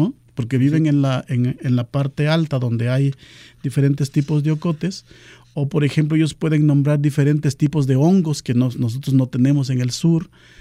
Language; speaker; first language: Spanish; non-native, local second language; Nahuatl languages